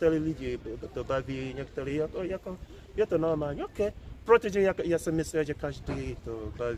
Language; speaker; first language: Czech; non-native, learner; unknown